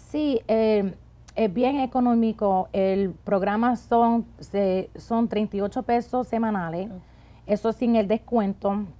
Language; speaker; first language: Spanish; early bilingual, heritage; Spanish